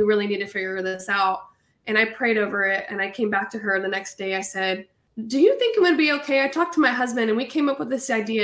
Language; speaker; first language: English; native; English